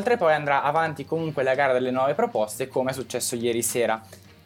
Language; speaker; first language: Italian; native; Italian